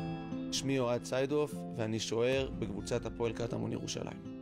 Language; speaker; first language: Hebrew; native; Hebrew